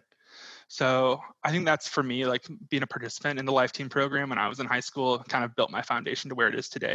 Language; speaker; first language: English; native; English